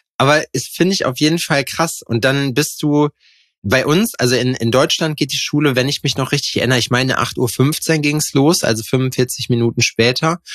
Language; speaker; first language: German; native; German